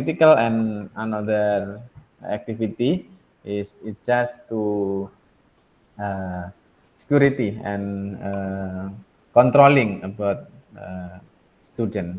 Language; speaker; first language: English; non-native, learner; Indonesian